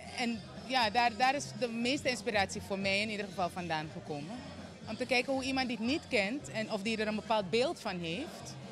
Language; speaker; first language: Dutch; native; Dutch